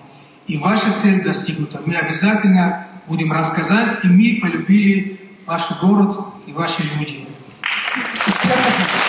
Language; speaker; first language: Russian; non-native, local second language; Tajik